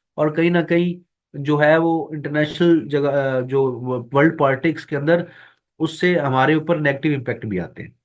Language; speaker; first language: Urdu; non-native, local second language; Punjabi